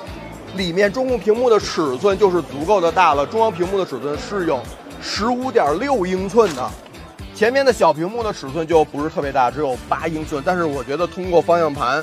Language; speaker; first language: Chinese; native; Chinese